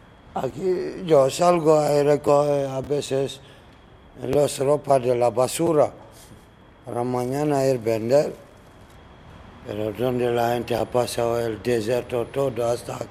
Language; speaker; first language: Spanish; non-native, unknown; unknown